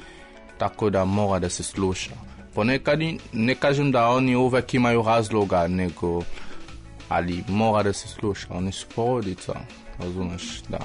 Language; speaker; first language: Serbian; non-native, learner; French